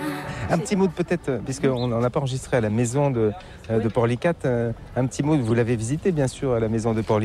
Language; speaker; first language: French; native; French